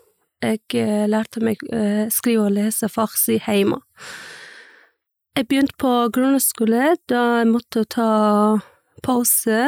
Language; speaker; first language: Norwegian; early bilingual, other home language; Persian